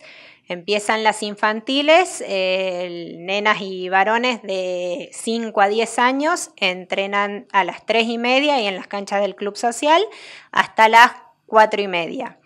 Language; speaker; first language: Spanish; native; Spanish